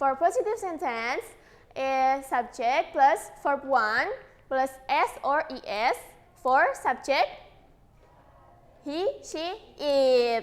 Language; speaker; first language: English; non-native, learner; Indonesian